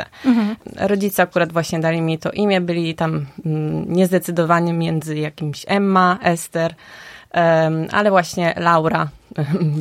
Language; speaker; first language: Polish; early bilingual, heritage; Polish